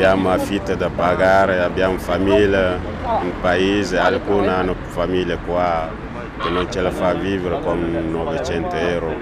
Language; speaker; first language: Italian; non-native, learner; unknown